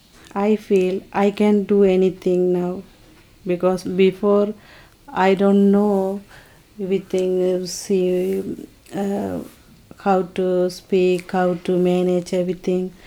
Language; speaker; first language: English; non-native, learner; Tamil